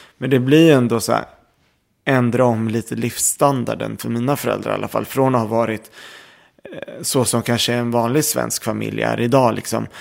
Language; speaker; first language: Swedish; early bilingual, other home language; Arabic